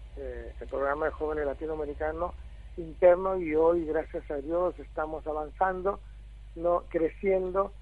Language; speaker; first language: Spanish; native; Spanish